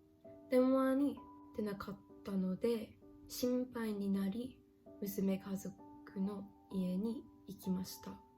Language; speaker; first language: Japanese; non-native, learner; English